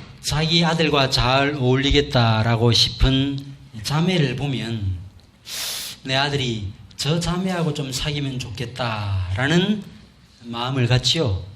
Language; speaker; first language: Korean; native; Korean